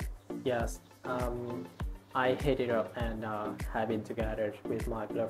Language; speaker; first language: English; non-native, learner; Vietnamese